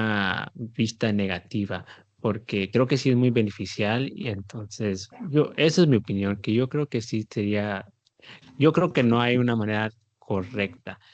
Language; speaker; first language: Spanish; early bilingual, heritage; Spanish